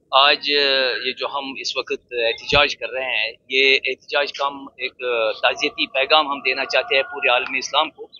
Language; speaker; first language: Urdu; non-native, local second language; Kashmiri